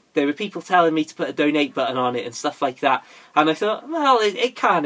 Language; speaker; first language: English; native; English